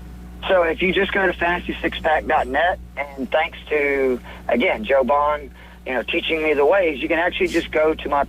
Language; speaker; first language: English; native; English